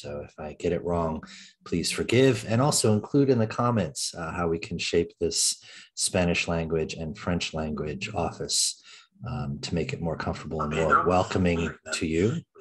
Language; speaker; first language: English; native; English